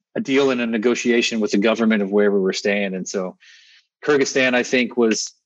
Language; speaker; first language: English; native; English